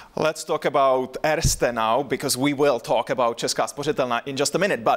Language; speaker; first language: English; non-native, fluent; Czech